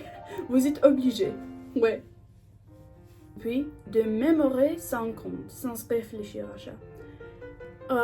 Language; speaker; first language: French; non-native, learner; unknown